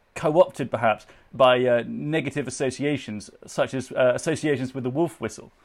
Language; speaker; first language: English; native; English